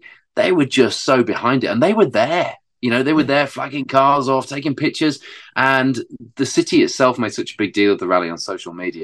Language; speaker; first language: English; native; English